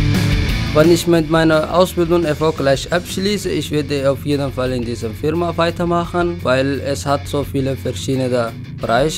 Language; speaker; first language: German; non-native, learner; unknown